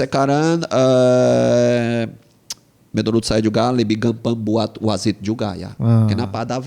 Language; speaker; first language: Indonesian; non-native, fluent; Portuguese